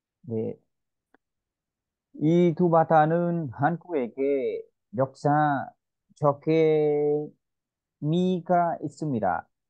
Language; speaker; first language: Korean; non-native, learner; Vietnamese